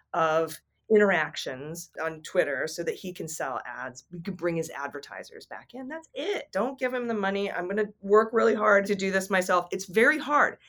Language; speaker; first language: English; native; English